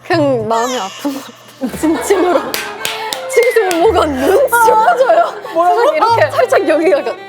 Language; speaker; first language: Korean; early bilingual, heritage; English